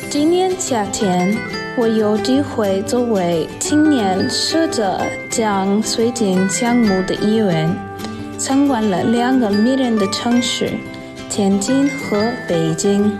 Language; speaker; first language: Chinese; non-native, fluent; English